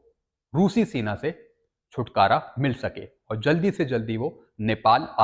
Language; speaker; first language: Hindi; native; Hindi